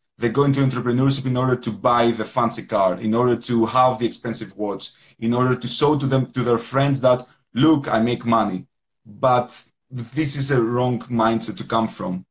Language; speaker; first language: English; non-native, fluent; Greek